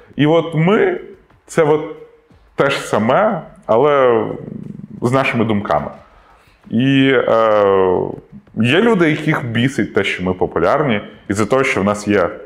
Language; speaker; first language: Ukrainian; non-native, local second language; Russian